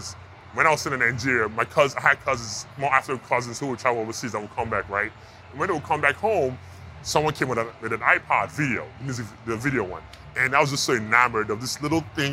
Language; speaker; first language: English; non-native, local second language; Yoruba